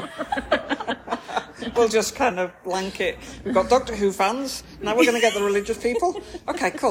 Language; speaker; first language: English; native; English